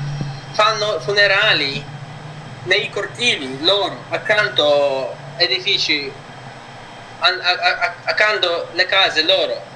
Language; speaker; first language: Italian; non-native, fluent; Ukrainian